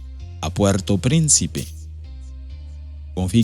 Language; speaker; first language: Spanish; non-native, fluent; Haitian Creole